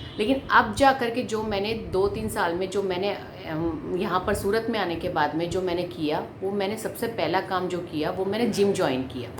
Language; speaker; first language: Hindi; non-native, local second language; Malayalam